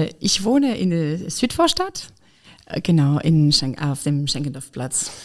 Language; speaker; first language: German; non-native, fluent; French